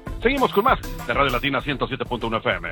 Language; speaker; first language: Spanish; native; Spanish